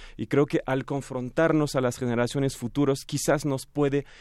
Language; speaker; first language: Spanish; non-native, fluent; French